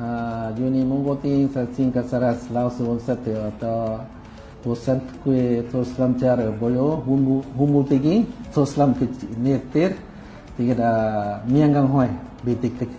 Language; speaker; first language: Mongolian; non-native, fluent; Lao